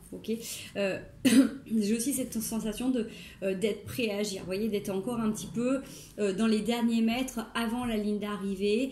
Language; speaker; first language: French; native; French